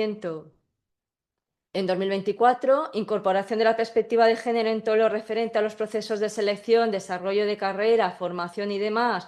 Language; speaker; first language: Spanish; native; Spanish